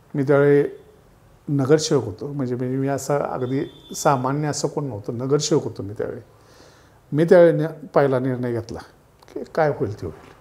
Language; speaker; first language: Marathi; native; Marathi